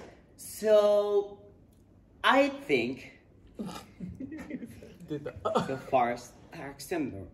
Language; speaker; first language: English; non-native, learner; Japanese